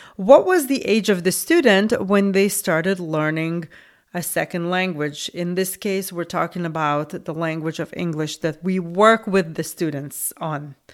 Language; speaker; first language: English; non-native, fluent; Lithuanian